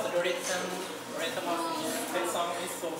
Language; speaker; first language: English; non-native, learner; Indonesian